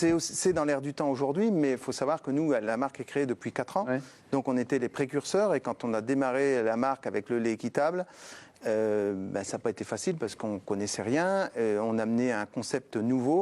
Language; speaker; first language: French; native; French